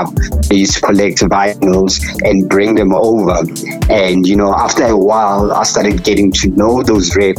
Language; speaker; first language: English; non-native, local second language; Zulu